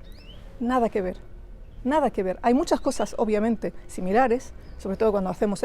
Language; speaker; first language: Spanish; early bilingual, other home language; Arabic